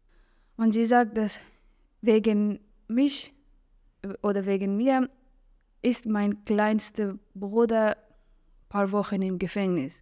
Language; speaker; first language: German; non-native, learner; Persian